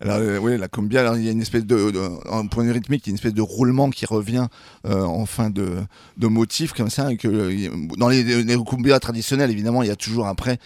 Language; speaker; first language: French; native; French